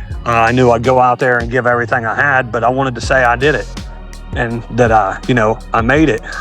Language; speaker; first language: English; native; English